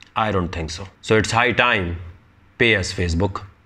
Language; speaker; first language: English; non-native, local second language; Urdu